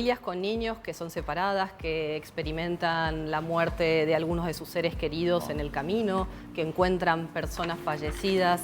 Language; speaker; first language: Spanish; native; Spanish